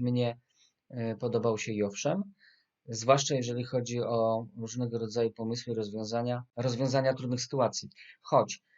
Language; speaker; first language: Polish; native; Polish